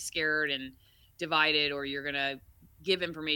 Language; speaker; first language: English; native; English